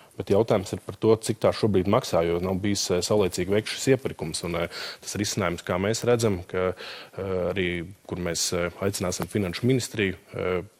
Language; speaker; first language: Latvian; native; Latvian